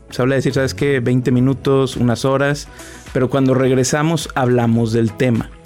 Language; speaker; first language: Spanish; native; Spanish